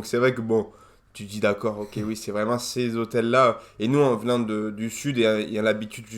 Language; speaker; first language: French; native; French